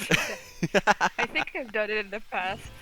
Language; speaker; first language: English; native; English